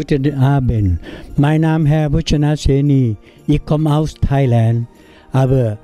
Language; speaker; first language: German; non-native, learner; Thai